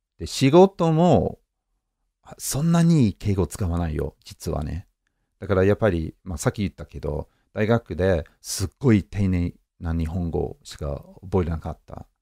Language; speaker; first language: Japanese; non-native, fluent; English